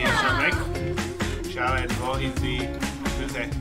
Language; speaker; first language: German; non-native, learner; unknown